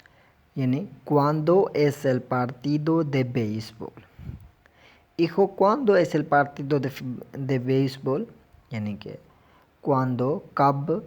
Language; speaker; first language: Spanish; non-native, learner; Urdu